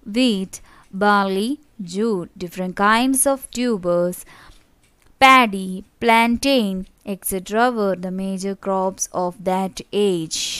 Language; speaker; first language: English; non-native, local second language; Malayalam